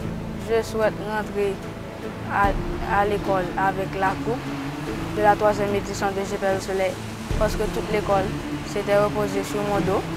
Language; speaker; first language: French; non-native, local second language; Haitian Creole